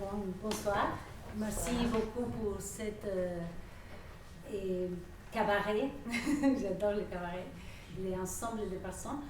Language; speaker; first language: French; non-native, fluent; Spanish